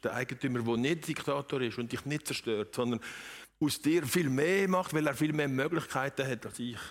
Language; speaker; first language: German; native; German